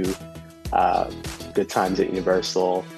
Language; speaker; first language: English; native; English